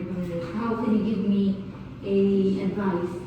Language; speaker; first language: English; non-native, learner; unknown